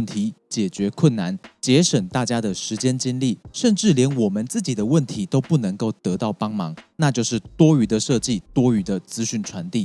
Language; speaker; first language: Chinese; native; Chinese